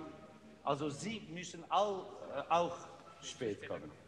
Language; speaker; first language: German; non-native, learner; English